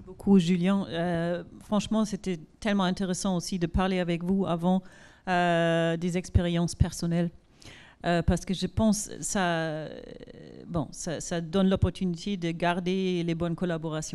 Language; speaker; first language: French; non-native, fluent; German